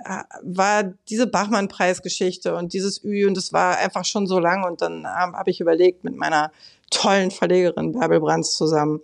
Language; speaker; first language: German; native; German